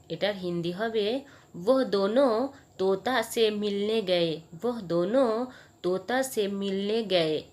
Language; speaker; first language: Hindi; non-native, local second language; Bangla